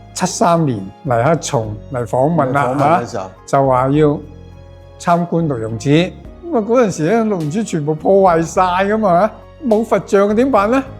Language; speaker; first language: Cantonese; native; Cantonese